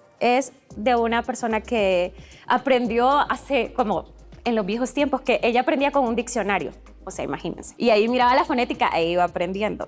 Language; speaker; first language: Spanish; early bilingual, other home language; Portuguese